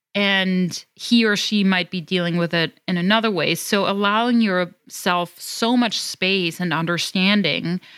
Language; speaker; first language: English; non-native, fluent; German